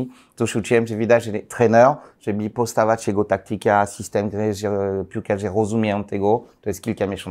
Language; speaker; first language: Polish; non-native, learner; French